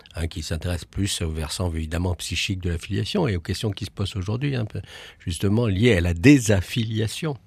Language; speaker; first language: French; native; French